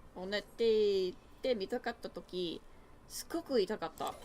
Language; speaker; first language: Japanese; non-native, learner; English